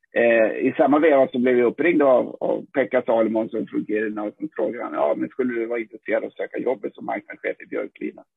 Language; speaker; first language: Swedish; native; Swedish